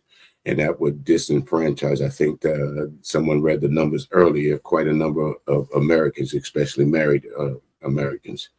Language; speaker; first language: English; native; English